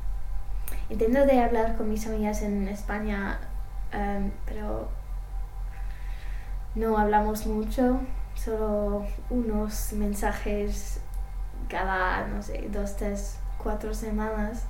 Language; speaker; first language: Spanish; non-native, learner; English